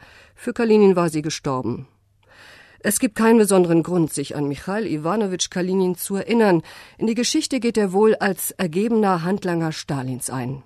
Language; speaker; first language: German; native; German